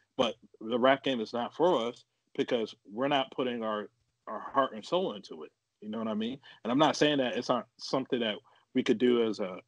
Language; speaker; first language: English; native; English